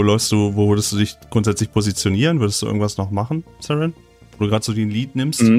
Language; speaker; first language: German; native; German